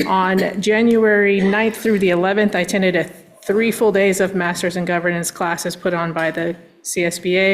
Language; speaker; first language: English; native; English